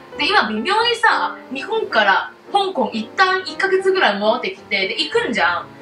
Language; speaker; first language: Japanese; non-native, fluent; Cantonese